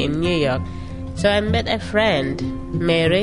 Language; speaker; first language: English; non-native, local second language; Mandingo